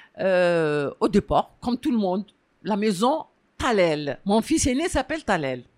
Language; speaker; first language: French; non-native, local second language; Arabic